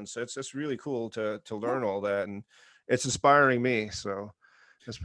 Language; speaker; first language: English; native; English